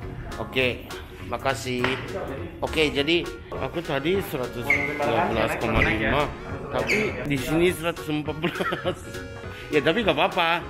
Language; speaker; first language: Indonesian; non-native, learner; Japanese